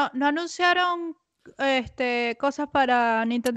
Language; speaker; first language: Spanish; native; Spanish